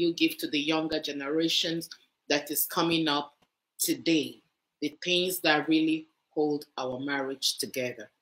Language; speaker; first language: English; non-native, local second language; Igbo